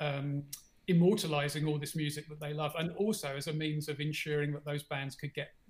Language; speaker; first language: English; native; English